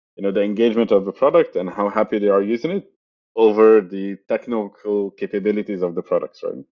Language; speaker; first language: English; non-native, fluent; Arabic